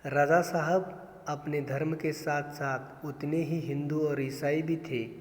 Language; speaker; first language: Hindi; non-native, local second language; Marathi